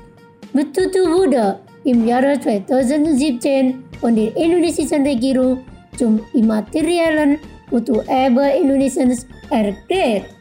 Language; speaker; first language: German; non-native, local second language; Indonesian